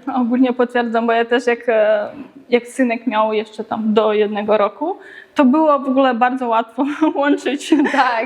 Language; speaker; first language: Polish; native; Polish